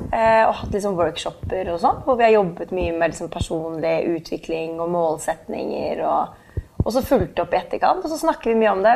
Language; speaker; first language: Norwegian; native; Norwegian